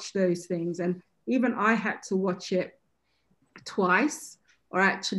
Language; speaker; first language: English; native; English